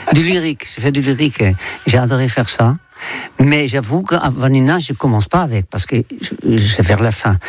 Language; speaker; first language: French; non-native, fluent; Dutch